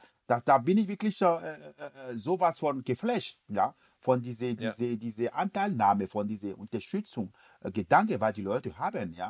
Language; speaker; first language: German; non-native, fluent; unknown